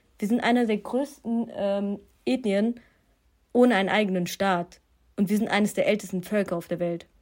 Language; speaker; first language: German; early bilingual, other home language; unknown